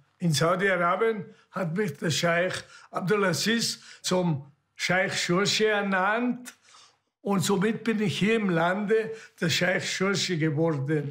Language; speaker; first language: German; native; German